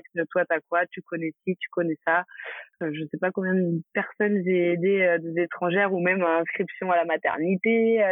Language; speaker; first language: French; native; French